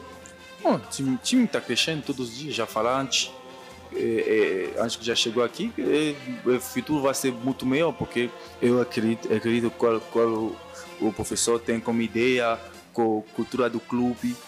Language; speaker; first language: Portuguese; non-native, learner; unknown